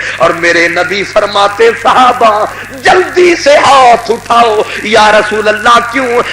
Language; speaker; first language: Urdu; non-native, local second language; Punjabi